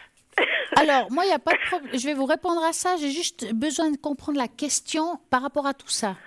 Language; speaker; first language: French; native; French